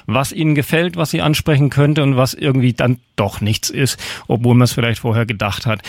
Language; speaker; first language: German; native; German